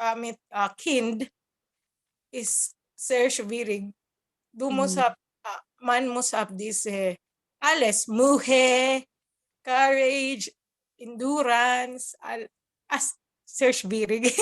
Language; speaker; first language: German; non-native, learner; Cebuano